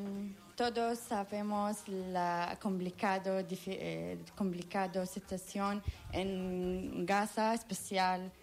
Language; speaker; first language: Spanish; non-native, learner; Arabic